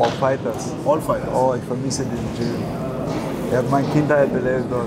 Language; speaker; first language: German; non-native, learner; Chechen